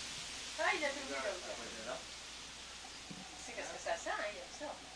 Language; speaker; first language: French; native; French